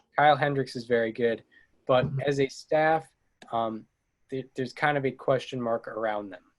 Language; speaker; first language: English; native; English